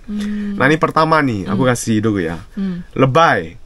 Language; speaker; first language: Indonesian; native; Indonesian